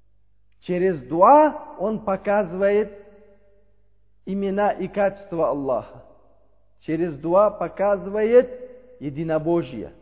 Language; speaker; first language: Russian; non-native, learner; Uzbek